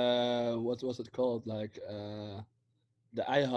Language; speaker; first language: English; non-native, fluent; Dutch